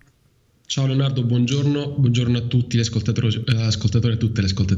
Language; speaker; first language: Italian; native; Italian